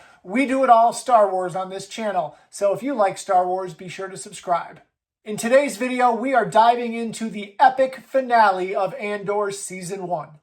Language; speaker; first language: English; native; English